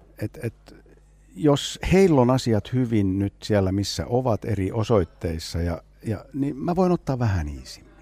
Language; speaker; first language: Finnish; non-native, local second language; Swedish